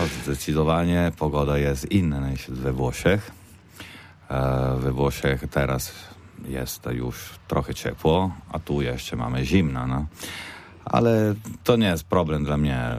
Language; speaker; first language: Polish; non-native, learner; Italian